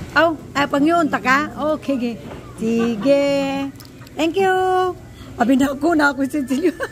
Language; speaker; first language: Filipino; non-native, local second language; Cebuano